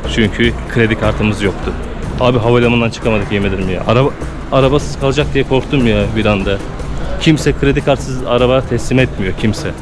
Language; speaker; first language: Turkish; native; Turkish